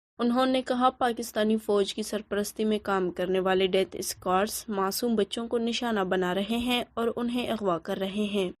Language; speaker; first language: Urdu; non-native, local second language; Baluchi